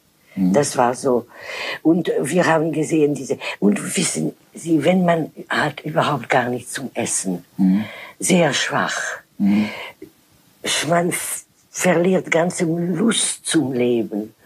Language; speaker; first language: German; non-native, fluent; French